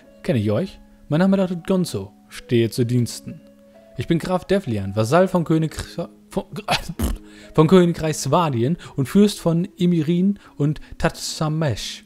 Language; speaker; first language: German; native; German